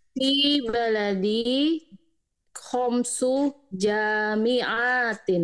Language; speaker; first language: Arabic; non-native, learner; Indonesian